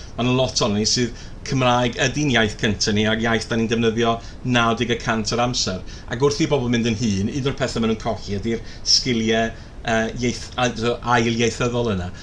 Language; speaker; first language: Welsh; native; Welsh